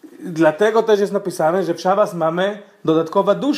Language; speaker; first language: Polish; non-native, fluent; Hebrew